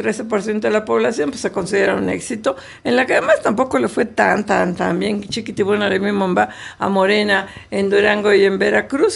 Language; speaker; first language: Spanish; native; Spanish